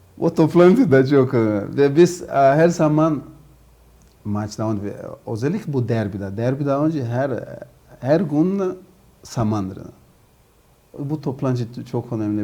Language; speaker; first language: Turkish; non-native, learner; Portuguese